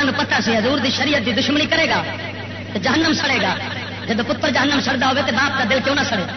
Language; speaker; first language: Urdu; non-native, local second language; Punjabi